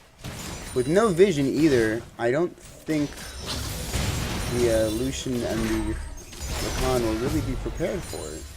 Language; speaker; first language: English; native; English